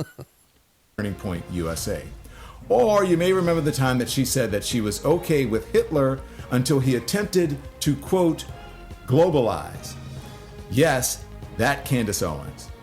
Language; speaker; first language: English; native; English